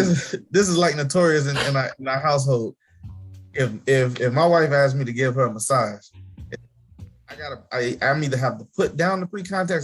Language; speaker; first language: English; native; English